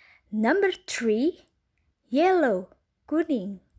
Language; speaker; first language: English; non-native, fluent; Indonesian